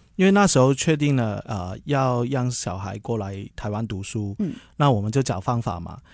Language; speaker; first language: Chinese; non-native, local second language; Cantonese